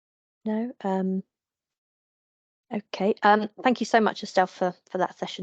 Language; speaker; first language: English; native; English